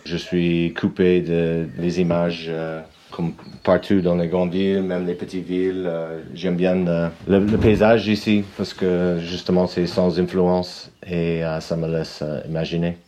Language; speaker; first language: French; non-native, fluent; English